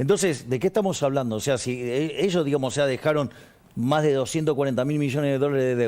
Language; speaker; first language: Spanish; native; Spanish